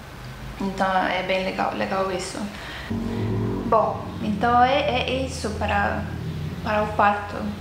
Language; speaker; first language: Portuguese; non-native, fluent; Estonian